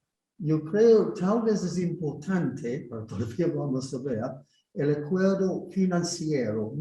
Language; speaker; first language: Spanish; non-native, fluent; English